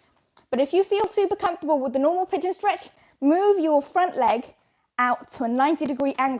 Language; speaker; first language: English; native; English